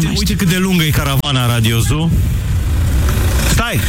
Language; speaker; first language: Romanian; native; Romanian